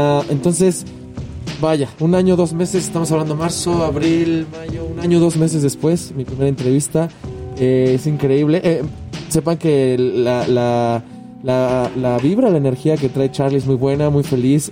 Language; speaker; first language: Spanish; native; Spanish